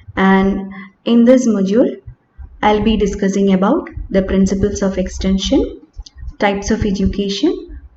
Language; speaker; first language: English; non-native, local second language; Malayalam